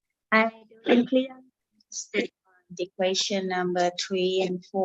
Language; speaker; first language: English; non-native, learner; Thai